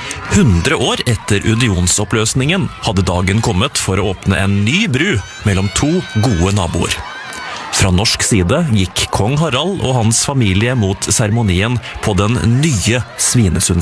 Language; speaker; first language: Norwegian; native; Norwegian